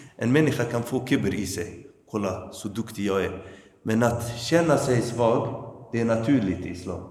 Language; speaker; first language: Swedish; early bilingual, other home language; Arabic